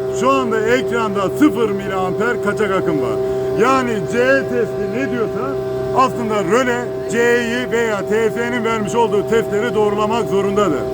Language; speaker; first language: Turkish; native; Turkish